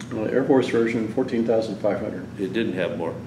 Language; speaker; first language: English; native; English